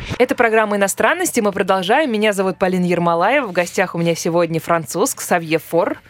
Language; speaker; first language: Russian; native; Russian